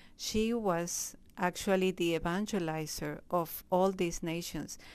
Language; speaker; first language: English; non-native, fluent; Spanish